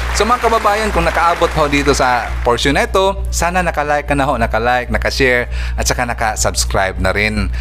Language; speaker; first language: Filipino; non-native, local second language; Cebuano